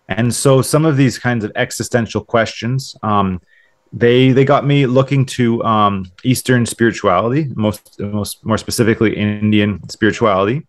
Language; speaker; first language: English; native; English